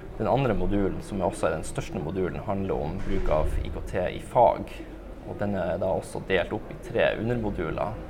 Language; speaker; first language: Norwegian; native; Norwegian